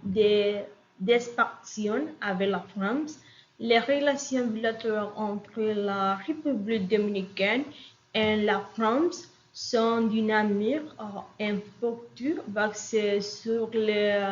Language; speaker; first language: French; non-native, learner; Spanish